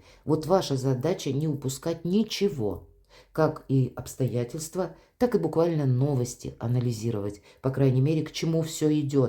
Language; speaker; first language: Russian; native; Russian